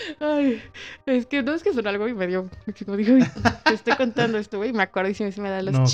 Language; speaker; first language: Spanish; native; Spanish